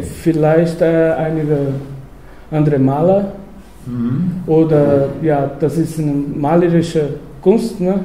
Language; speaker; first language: German; non-native, fluent; Portuguese